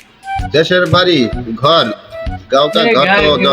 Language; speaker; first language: Hindi; non-native, learner; Bangla